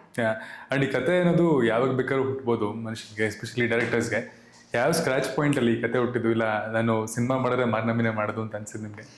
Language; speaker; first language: Kannada; native; Kannada